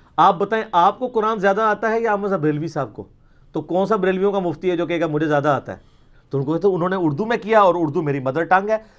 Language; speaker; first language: Urdu; native; Urdu